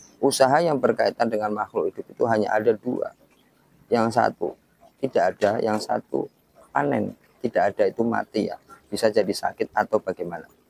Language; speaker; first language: Indonesian; native; Indonesian